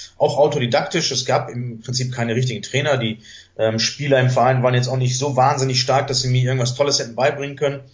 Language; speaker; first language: German; native; German